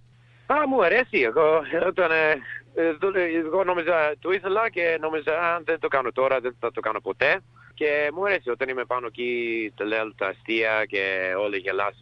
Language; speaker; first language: Greek; early bilingual, heritage; English